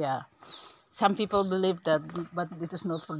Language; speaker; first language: English; non-native, learner; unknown